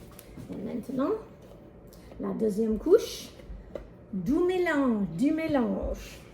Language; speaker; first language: French; non-native, learner; English